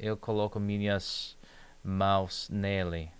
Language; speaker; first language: Portuguese; non-native, learner; English